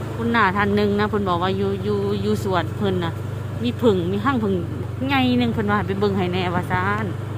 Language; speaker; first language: Thai; non-native, local second language; Northeastern Thai